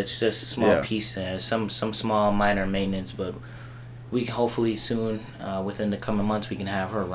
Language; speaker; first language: English; native; English